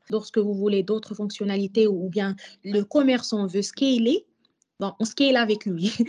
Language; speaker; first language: French; non-native, local second language; Arabic